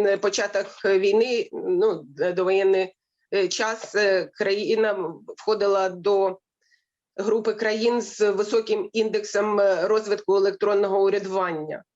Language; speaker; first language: Ukrainian; native; Ukrainian